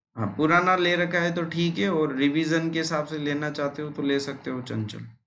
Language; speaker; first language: Hindi; native; Hindi